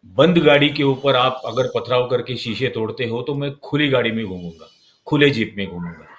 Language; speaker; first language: Hindi; non-native, local second language; Marathi